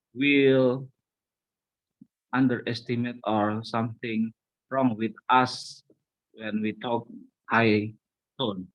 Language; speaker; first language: English; non-native, learner; Indonesian